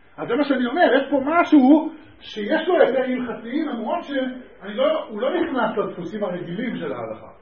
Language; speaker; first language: Hebrew; native; Hebrew